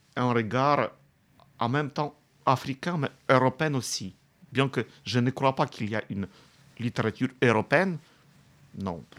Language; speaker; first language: French; non-native, fluent; Ukrainian